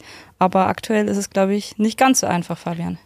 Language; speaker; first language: German; native; German